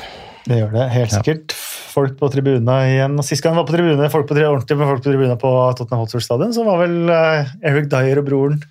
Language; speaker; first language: Norwegian; native; Norwegian